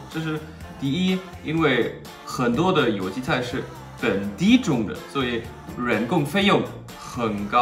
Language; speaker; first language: Chinese; non-native, fluent; German